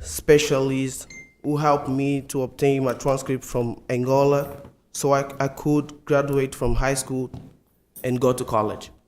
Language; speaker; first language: English; non-native, fluent; Portuguese